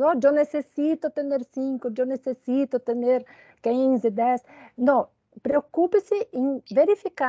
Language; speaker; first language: Spanish; non-native, fluent; Portuguese